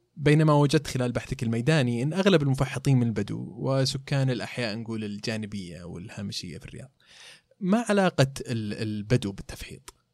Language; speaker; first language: Arabic; native; Arabic